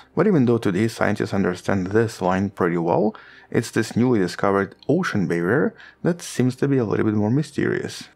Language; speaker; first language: English; non-native, fluent; Russian